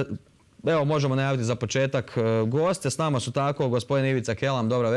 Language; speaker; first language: Croatian; native; Croatian